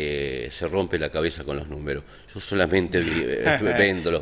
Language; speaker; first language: Spanish; native; Spanish